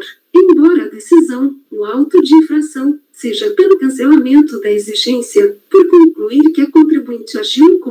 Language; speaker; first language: Portuguese; native; Portuguese